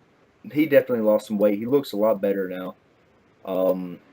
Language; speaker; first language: English; native; English